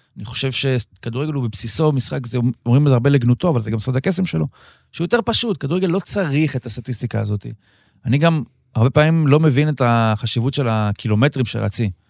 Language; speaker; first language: Hebrew; native; Hebrew